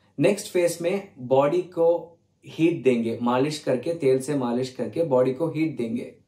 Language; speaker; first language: Hindi; non-native, learner; Tamil